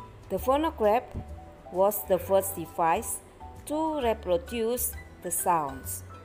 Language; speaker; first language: English; non-native, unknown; Indonesian